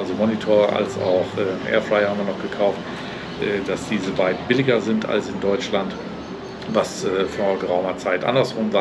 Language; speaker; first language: German; native; German